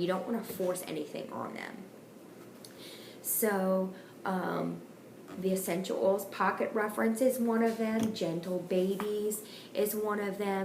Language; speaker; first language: English; native; English